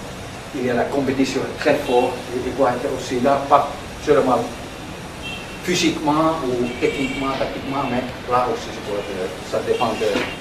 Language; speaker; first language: French; non-native, learner; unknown